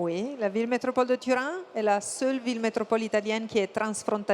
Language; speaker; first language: French; non-native, fluent; Italian